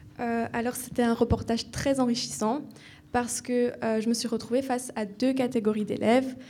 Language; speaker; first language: French; native; French